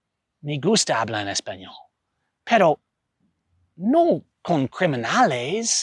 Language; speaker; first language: Spanish; non-native, learner; English